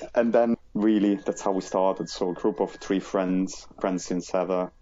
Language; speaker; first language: English; non-native, fluent; Italian